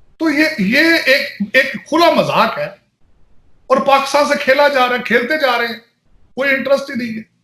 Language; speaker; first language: Urdu; non-native, local second language; Punjabi